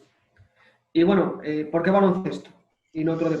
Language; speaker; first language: Spanish; native; Spanish